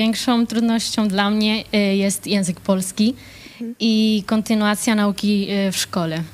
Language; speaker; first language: Polish; early bilingual, heritage; Polish